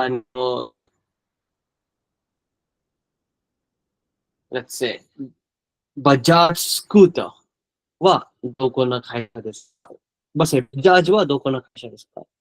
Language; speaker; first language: Japanese; non-native, learner; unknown